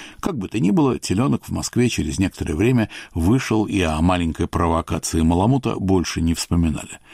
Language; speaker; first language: Russian; native; Russian